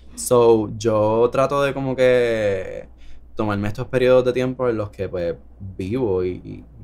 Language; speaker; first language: Spanish; native; Spanish